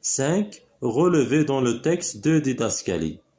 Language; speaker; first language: French; non-native, local second language; Arabic